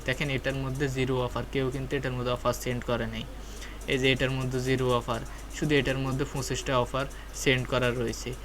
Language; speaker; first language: Bangla; native; Bangla